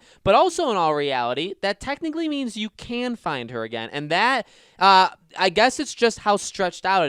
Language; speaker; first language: English; native; English